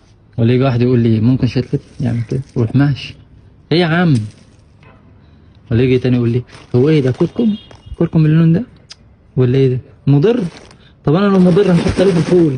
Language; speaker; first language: Arabic; native; Arabic